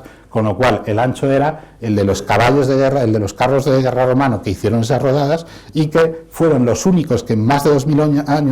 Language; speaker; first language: Spanish; native; Spanish